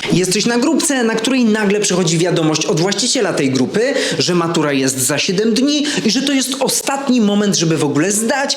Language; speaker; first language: Polish; native; Polish